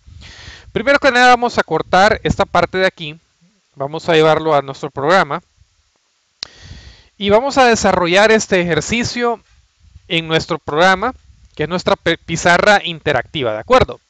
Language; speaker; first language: Spanish; native; Spanish